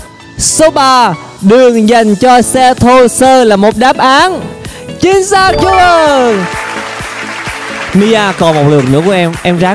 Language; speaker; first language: Vietnamese; native; Vietnamese